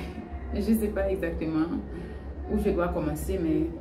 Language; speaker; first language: French; non-native, learner; Haitian Creole